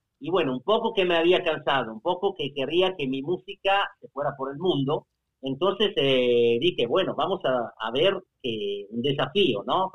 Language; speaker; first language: Spanish; non-native, fluent; Italian